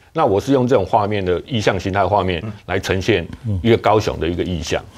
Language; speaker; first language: Chinese; native; Chinese